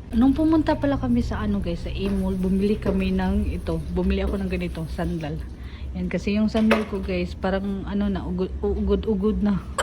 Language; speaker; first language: Filipino; non-native, local second language; Cebuano